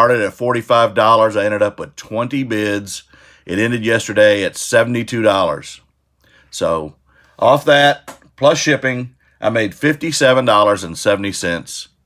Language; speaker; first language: English; native; English